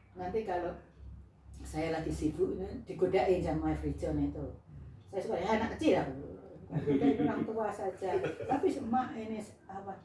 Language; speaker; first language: Indonesian; non-native, local second language; Javanese